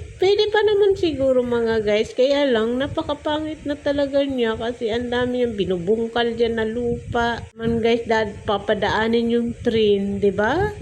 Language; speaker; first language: Filipino; non-native, local second language; Bikol